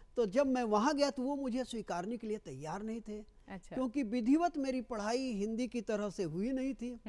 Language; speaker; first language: Hindi; native; Hindi